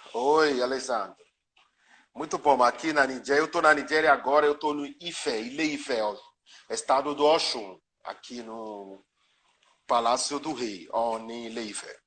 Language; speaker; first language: Portuguese; non-native, learner; Yoruba